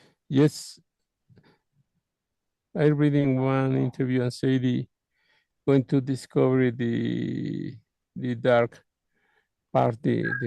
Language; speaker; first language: English; non-native, learner; Spanish